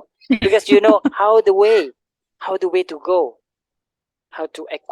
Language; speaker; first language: English; non-native, learner; Indonesian